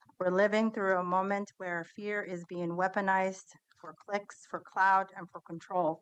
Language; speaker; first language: English; early bilingual, other home language; Somali